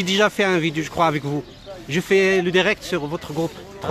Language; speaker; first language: French; non-native, local second language; Arabic